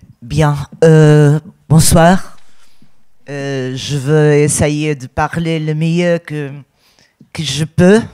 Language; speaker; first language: French; non-native, learner; Portuguese